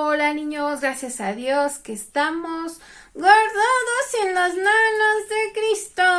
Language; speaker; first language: Spanish; native; Spanish